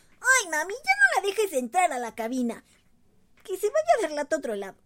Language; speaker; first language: Spanish; native; Spanish